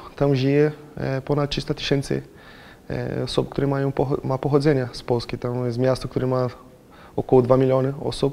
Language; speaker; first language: Polish; non-native, fluent; Portuguese